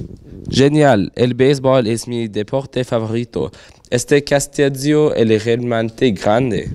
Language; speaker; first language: Spanish; non-native, learner; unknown